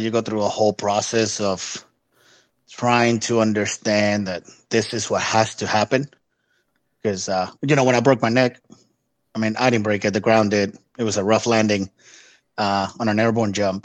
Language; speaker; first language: English; non-native, fluent; Spanish